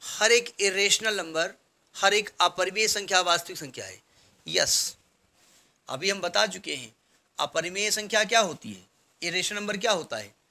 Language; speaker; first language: Hindi; native; Hindi